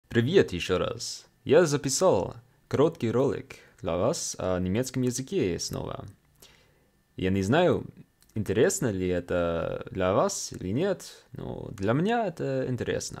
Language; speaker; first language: Russian; non-native, fluent; English